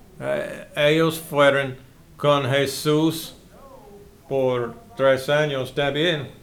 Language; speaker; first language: Spanish; non-native, learner; English